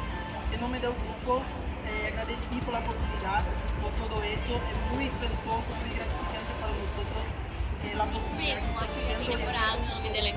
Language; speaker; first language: Spanish; non-native, learner; Portuguese